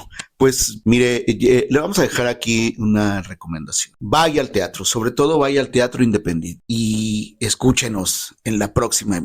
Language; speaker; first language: Spanish; native; Spanish